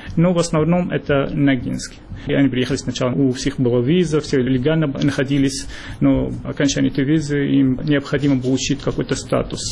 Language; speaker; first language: Russian; non-native, fluent; Arabic